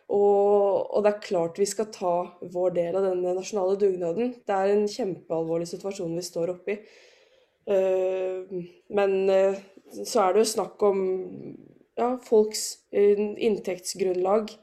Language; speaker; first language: Norwegian; native; Norwegian